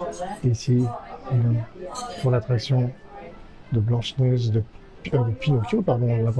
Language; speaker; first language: French; native; French